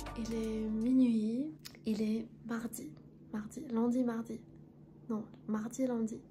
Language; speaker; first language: French; non-native, fluent; Armenian